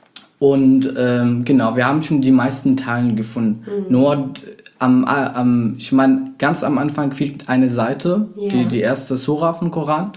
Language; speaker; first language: German; non-native, fluent; Arabic